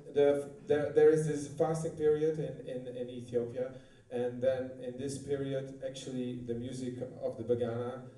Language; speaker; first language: English; non-native, fluent; Dutch